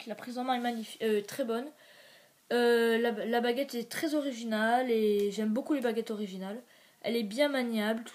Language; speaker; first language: French; native; French